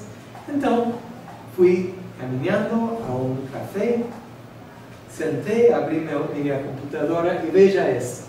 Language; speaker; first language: Portuguese; non-native, fluent; English